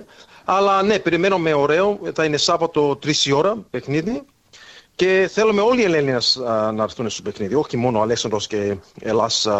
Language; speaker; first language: Greek; early bilingual, heritage; English